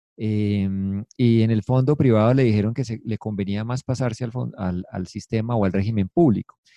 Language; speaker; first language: Spanish; native; Spanish